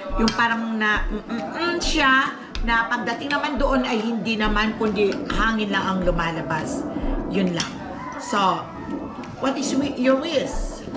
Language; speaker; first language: Filipino; non-native, local second language; Cebuano